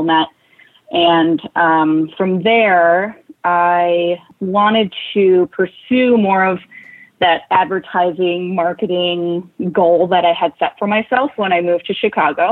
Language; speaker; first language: English; native; English